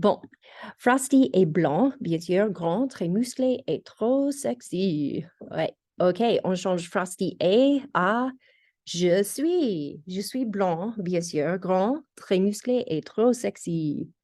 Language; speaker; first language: French; non-native, fluent; English